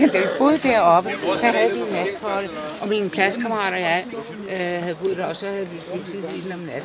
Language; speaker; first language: Danish; native; Danish